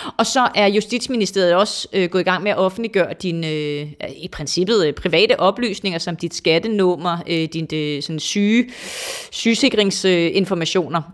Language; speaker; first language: Danish; native; Danish